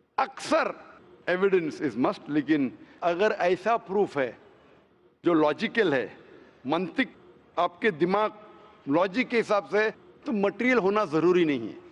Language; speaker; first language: Hindi; non-native, local second language; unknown